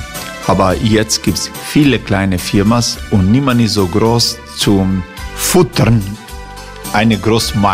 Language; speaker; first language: German; non-native, fluent; Croatian